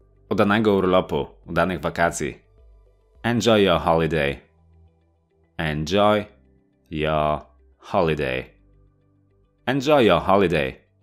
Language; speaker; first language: Polish; native; Polish